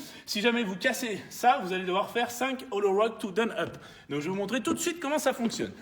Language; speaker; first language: French; native; French